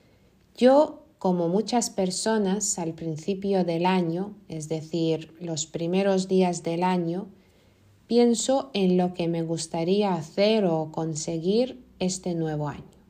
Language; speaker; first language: Spanish; non-native, fluent; Lithuanian